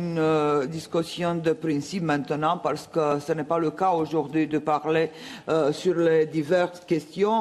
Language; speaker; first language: French; non-native, fluent; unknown